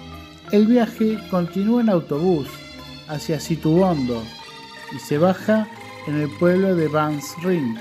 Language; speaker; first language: Spanish; non-native, fluent; Indonesian